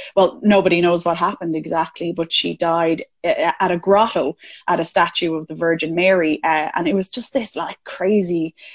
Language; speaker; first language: English; native; English